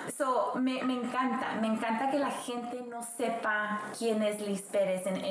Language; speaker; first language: Spanish; native; Spanish